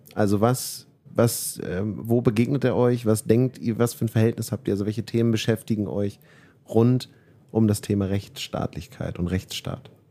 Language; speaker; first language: German; native; German